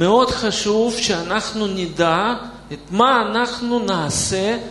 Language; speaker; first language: Hebrew; non-native, fluent; Russian